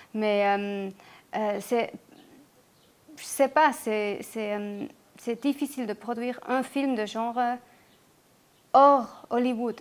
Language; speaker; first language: French; non-native, local second language; German